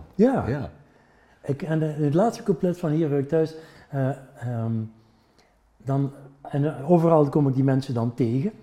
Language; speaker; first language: Dutch; non-native, local second language; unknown